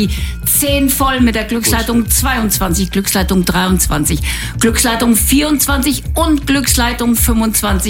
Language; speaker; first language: German; native; German